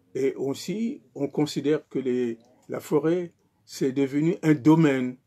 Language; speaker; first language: French; non-native, local second language; Sango